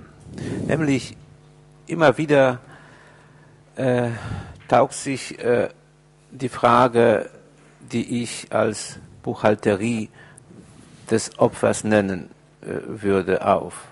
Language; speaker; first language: German; non-native, fluent; Polish